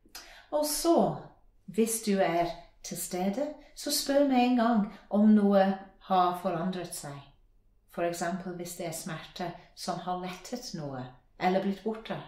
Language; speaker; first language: Norwegian; non-native, fluent; English